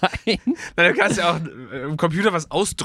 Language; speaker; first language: German; native; German